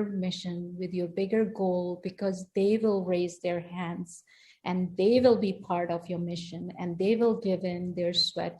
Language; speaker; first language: English; non-native, local second language; Hindi